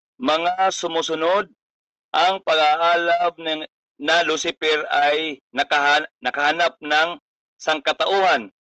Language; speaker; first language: Filipino; non-native, local second language; Cebuano